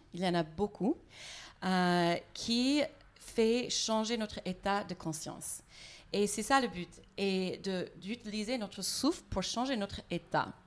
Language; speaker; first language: French; non-native, fluent; English